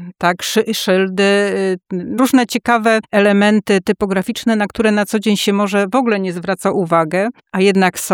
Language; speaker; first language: Polish; native; Polish